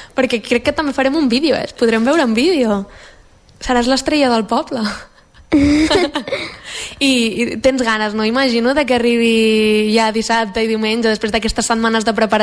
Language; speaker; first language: Catalan; native; Catalan